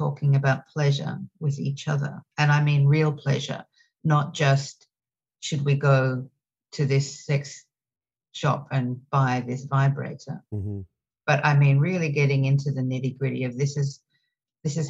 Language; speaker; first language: English; native; English